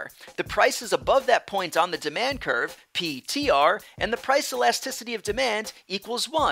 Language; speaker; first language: English; native; English